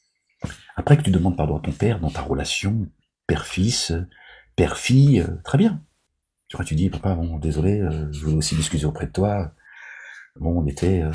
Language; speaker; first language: French; native; French